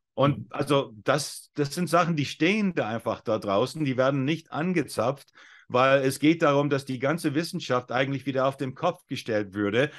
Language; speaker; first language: German; non-native, fluent; English